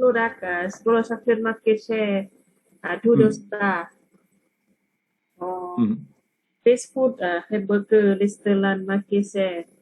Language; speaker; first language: English; non-native, learner; Lao